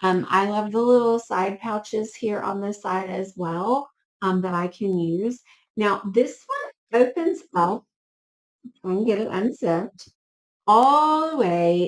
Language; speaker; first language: English; native; English